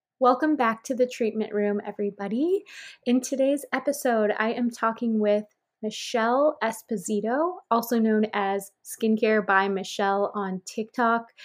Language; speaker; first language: English; native; English